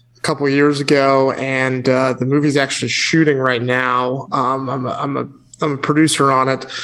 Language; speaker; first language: English; native; English